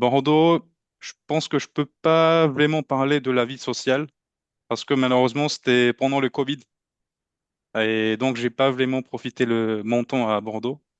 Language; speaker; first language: French; non-native, fluent; Turkish